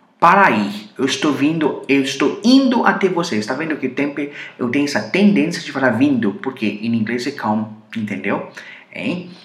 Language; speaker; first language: Portuguese; non-native, fluent; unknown